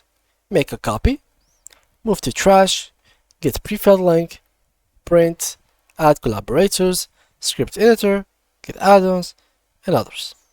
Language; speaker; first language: English; non-native, fluent; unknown